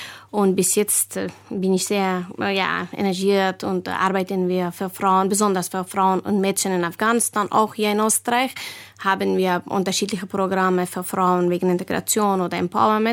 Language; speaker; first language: German; non-native, fluent; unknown